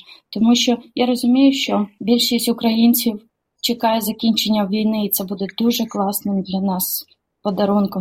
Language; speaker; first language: Ukrainian; native; Ukrainian